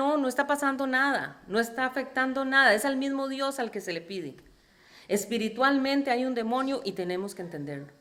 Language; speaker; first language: Spanish; native; Spanish